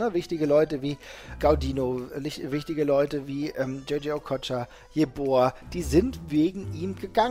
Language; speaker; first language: German; native; German